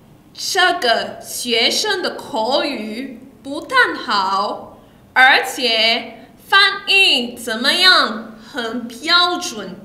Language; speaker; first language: Chinese; non-native, fluent; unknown